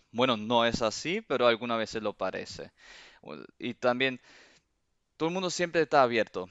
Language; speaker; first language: Spanish; early bilingual, heritage; Spanish